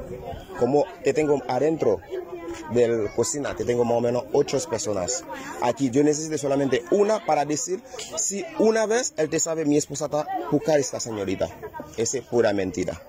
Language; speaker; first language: Spanish; non-native, learner; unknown